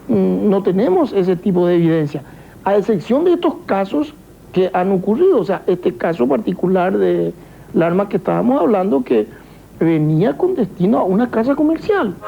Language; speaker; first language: Spanish; native; Spanish